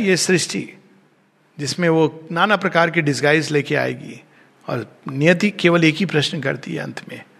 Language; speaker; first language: Hindi; native; Hindi